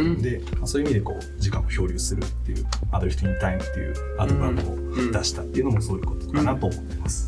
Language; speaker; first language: Japanese; native; Japanese